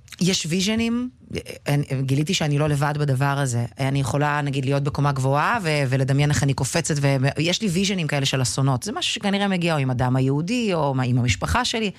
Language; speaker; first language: Hebrew; early bilingual, other home language; Russian